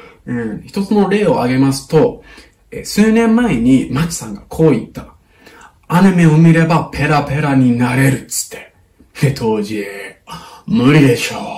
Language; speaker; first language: Japanese; non-native, fluent; English